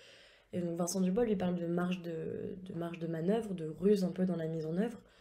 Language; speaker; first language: French; native; French